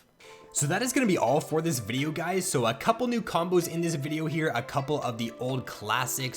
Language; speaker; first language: English; native; English